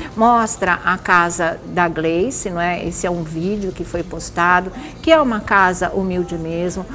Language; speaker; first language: Portuguese; native; Portuguese